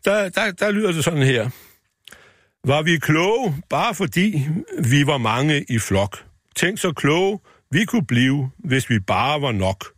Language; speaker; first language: Danish; native; Danish